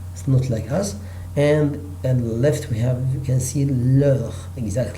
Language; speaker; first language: English; non-native, learner; Arabic